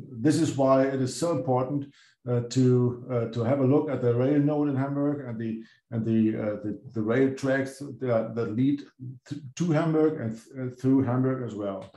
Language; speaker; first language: English; non-native, fluent; German